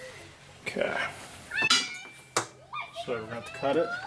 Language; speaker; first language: English; native; English